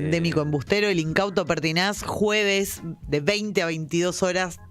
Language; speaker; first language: Spanish; native; Spanish